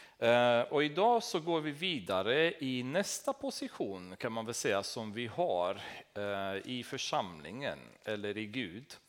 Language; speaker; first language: Swedish; non-native, fluent; Romanian